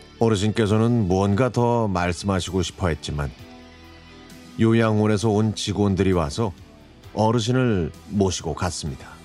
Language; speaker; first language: Korean; native; Korean